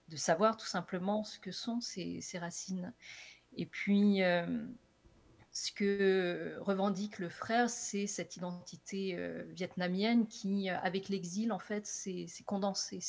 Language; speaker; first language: French; native; French